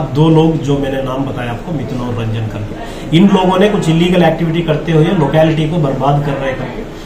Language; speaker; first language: Hindi; non-native, local second language; Bangla